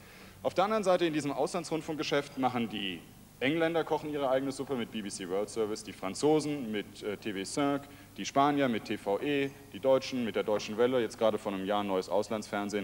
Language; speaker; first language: German; native; German